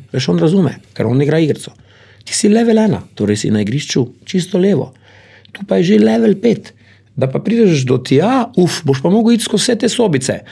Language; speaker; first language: Slovenian; native; Slovenian